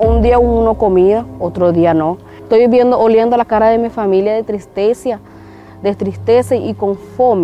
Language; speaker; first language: Portuguese; non-native, learner; Spanish